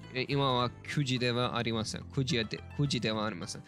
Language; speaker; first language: Japanese; non-native, learner; Turkish